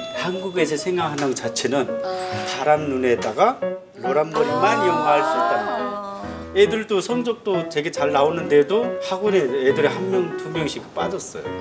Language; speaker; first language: Korean; non-native, fluent; Nepali